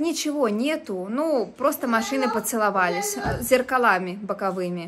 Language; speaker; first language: Russian; native; Russian